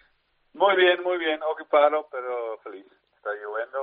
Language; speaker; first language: Spanish; non-native, fluent; Dutch